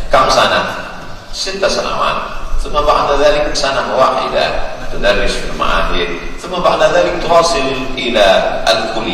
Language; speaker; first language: Arabic; non-native, fluent; Indonesian